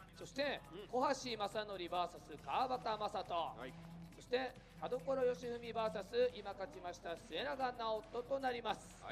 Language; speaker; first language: Japanese; native; Japanese